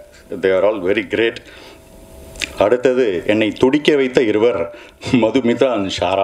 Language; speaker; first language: Tamil; native; Tamil